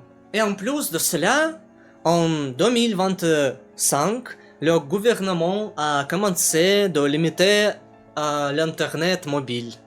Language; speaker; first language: French; non-native, learner; Russian